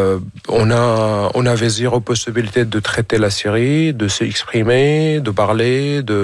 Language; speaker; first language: French; non-native, fluent; Arabic